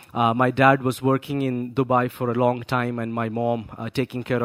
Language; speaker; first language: English; non-native, local second language; Malayalam